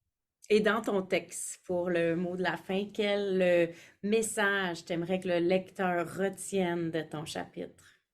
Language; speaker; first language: French; native; French